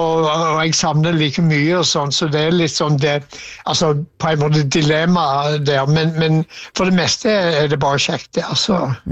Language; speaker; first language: Norwegian; non-native, fluent; English